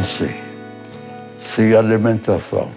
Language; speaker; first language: Portuguese; early bilingual, other home language; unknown